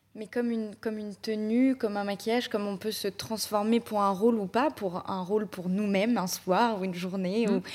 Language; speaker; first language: French; non-native, fluent; Georgian